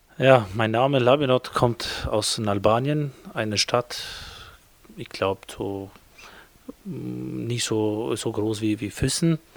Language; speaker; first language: German; non-native, fluent; Albanian